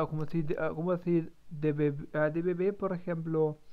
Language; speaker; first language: Spanish; non-native, learner; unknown